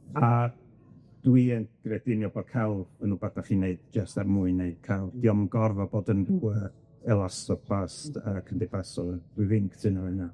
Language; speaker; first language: Welsh; native; Welsh